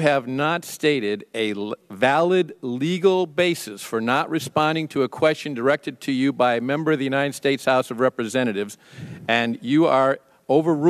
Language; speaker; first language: English; native; English